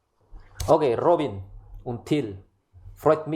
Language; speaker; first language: German; non-native, learner; Indonesian